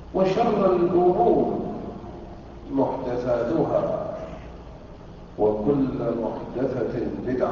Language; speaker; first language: Arabic; native; Arabic